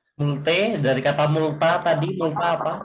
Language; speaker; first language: Indonesian; native; Indonesian